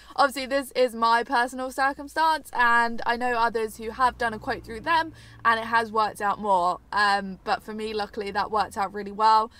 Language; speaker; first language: English; native; English